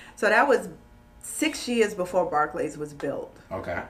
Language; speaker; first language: English; native; English